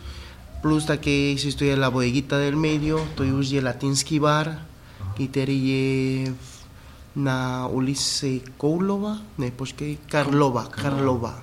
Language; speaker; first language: Czech; non-native, fluent; Spanish